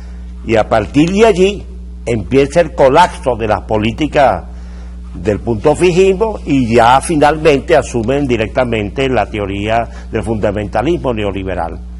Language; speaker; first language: Spanish; native; Spanish